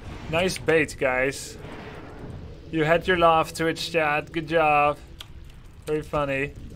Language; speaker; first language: English; non-native, fluent; Dutch